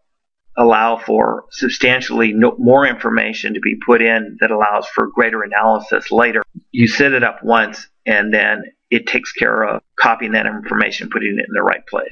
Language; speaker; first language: English; native; English